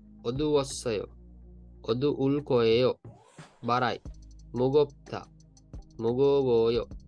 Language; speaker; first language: Korean; non-native, learner; Sinhala